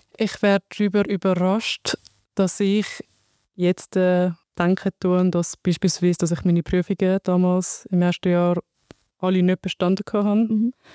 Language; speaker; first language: German; early bilingual, other home language; Arabic